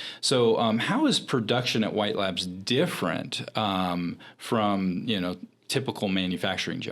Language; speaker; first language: English; native; English